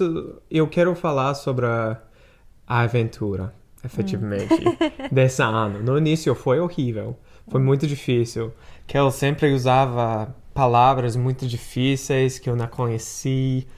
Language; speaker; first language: Portuguese; non-native, fluent; English